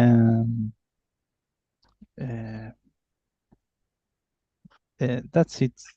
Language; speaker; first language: English; non-native, learner; Spanish